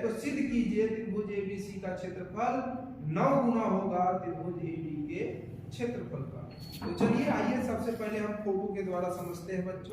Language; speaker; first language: Hindi; native; Hindi